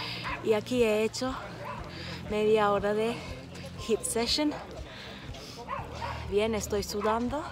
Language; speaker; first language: Spanish; non-native, fluent; Turkish